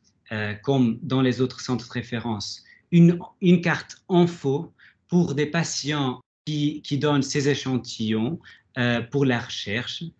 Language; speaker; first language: French; non-native, fluent; Portuguese